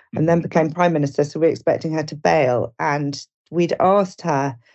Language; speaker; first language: English; native; English